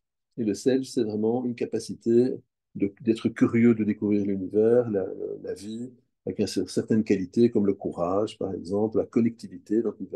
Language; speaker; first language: French; native; French